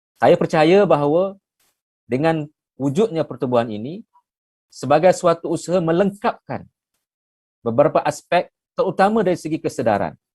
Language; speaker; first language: Malay; native; Malay